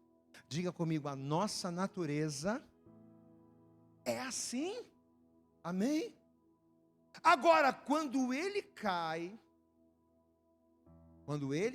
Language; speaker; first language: Portuguese; native; Portuguese